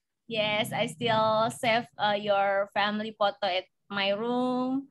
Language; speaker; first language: English; non-native, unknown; Indonesian